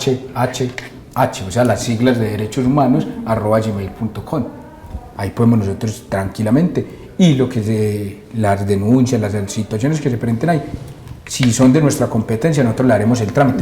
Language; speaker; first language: Spanish; native; Spanish